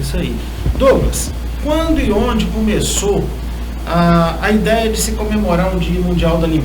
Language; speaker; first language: Portuguese; native; Portuguese